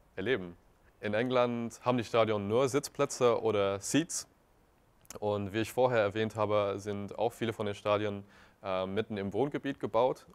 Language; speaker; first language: German; non-native, fluent; English